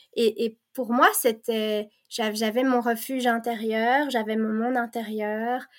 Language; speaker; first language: French; native; French